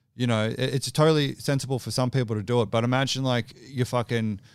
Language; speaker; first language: English; native; English